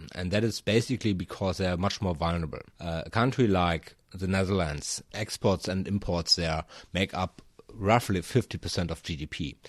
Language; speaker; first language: English; non-native, fluent; German